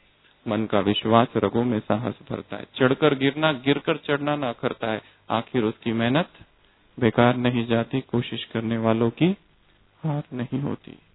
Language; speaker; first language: Hindi; native; Hindi